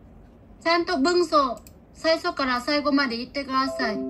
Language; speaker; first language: Japanese; non-native, fluent; Bangla